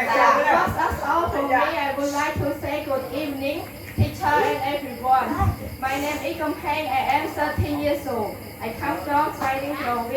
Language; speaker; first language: English; non-native, learner; Khmer